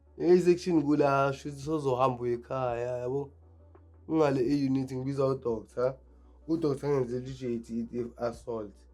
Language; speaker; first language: Zulu; native; Zulu